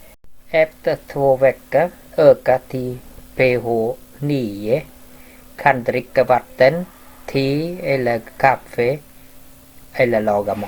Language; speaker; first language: Swedish; non-native, learner; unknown